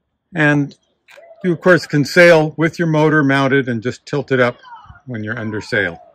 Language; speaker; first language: English; native; English